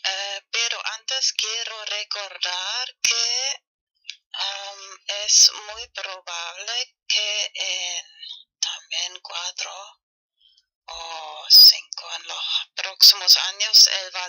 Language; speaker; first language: Spanish; non-native, fluent; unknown